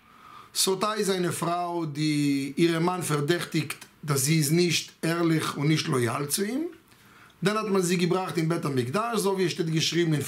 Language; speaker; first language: German; non-native, fluent; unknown